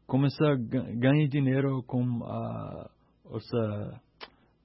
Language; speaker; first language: Portuguese; non-native, learner; English